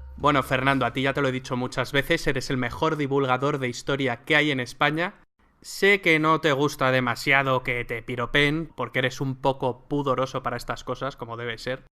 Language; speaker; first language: Spanish; native; Spanish